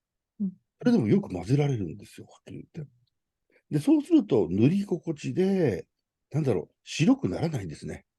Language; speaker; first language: Japanese; native; Japanese